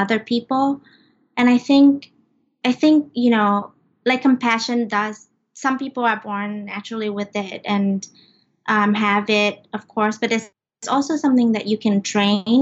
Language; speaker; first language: English; non-native, fluent; Vietnamese